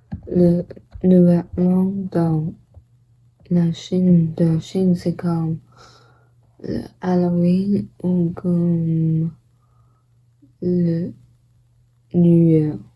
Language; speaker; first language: French; non-native, learner; Portuguese